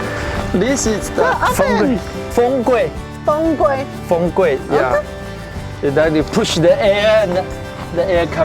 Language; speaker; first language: English; non-native, learner; Chinese